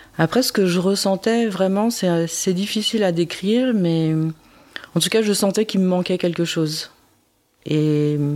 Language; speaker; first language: French; early bilingual, other home language; Korean